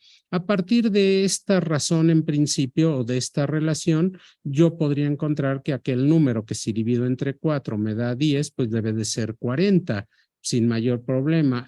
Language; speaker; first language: Spanish; native; Spanish